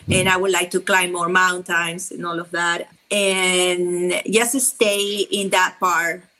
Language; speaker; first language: English; non-native, fluent; Spanish